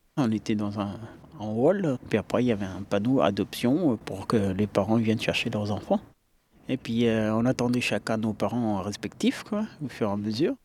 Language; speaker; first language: French; early bilingual, other home language; Amharic